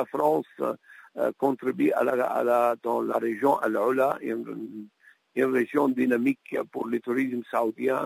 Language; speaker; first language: French; non-native, local second language; Arabic